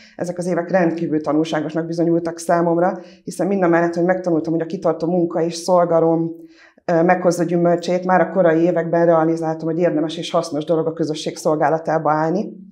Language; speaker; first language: Hungarian; native; Hungarian